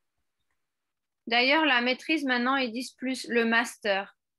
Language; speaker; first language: French; non-native, fluent; Spanish